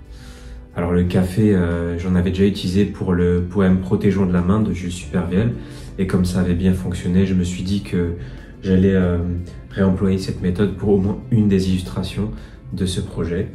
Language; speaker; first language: French; native; French